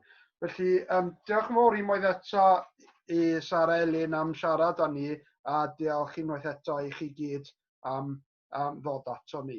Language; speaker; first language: Welsh; native; Welsh